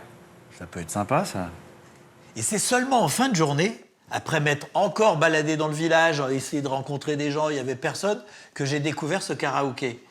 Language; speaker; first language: French; native; French